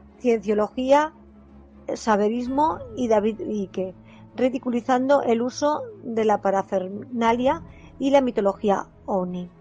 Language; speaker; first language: Spanish; native; Spanish